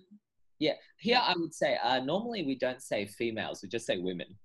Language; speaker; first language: English; native; English